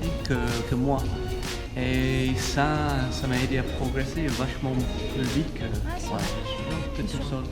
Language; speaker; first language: French; non-native, fluent; English